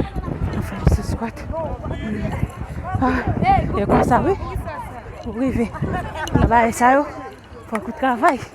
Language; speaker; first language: French; non-native, learner; Haitian Creole